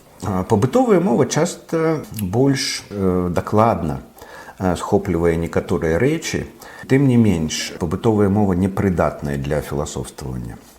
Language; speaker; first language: Belarusian; non-native, local second language; Russian